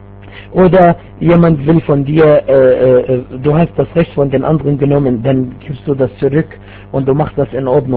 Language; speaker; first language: German; non-native, fluent; Arabic